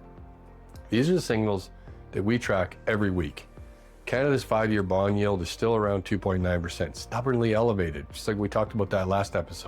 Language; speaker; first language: English; native; English